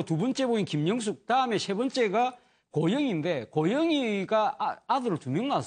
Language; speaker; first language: Korean; native; Korean